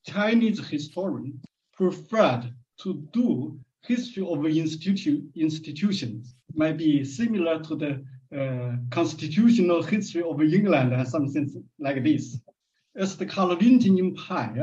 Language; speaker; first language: English; non-native, fluent; Chinese